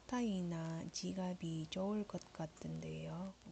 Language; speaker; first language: Korean; non-native, learner; Iloko